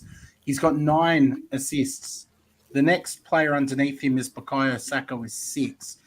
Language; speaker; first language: English; native; English